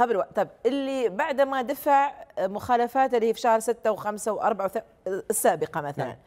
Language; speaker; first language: Arabic; native; Arabic